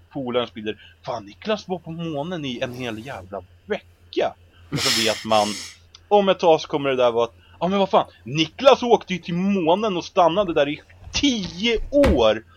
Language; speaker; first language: Swedish; native; Swedish